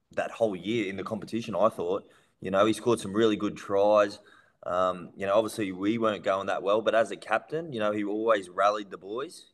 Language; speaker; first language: English; native; English